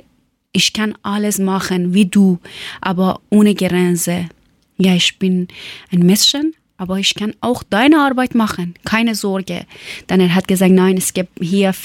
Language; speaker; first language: German; non-native, learner; Persian